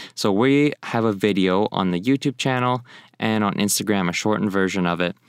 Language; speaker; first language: English; native; English